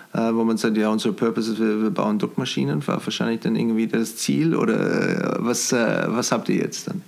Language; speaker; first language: German; non-native, fluent; English